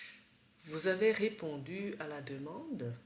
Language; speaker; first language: French; non-native, fluent; Czech